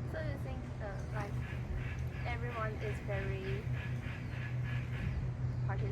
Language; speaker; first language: English; non-native, fluent; Chinese